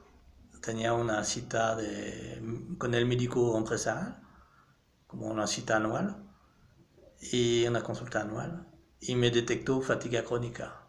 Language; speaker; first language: Spanish; non-native, fluent; French